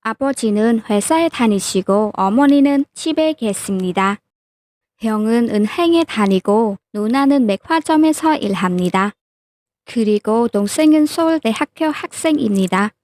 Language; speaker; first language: Korean; non-native, fluent; Khmer